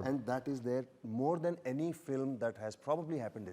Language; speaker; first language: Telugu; early bilingual, heritage; Telugu